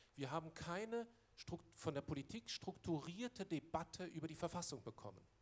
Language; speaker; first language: German; non-native, local second language; Luxembourgish